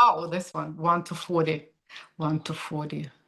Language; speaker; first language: English; non-native, fluent; Russian